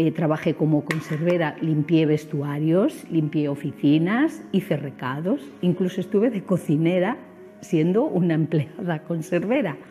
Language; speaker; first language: Spanish; native; Spanish